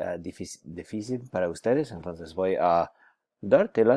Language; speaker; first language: Spanish; non-native, fluent; English